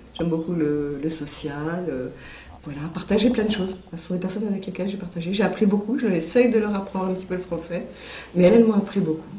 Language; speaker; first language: French; native; French